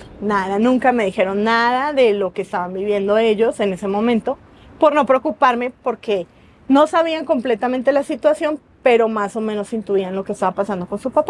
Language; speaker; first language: Spanish; native; Spanish